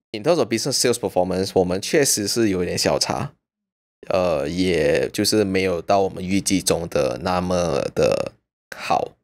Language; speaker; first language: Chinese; native; Chinese